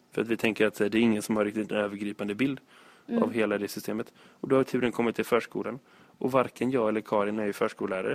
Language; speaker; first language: Swedish; native; Swedish